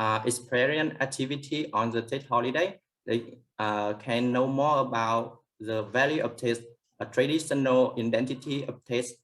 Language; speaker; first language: English; non-native, learner; Vietnamese